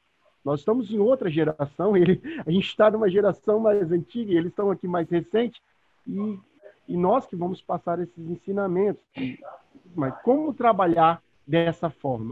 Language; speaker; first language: Portuguese; native; Portuguese